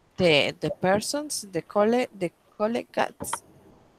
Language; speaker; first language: English; non-native, learner; Spanish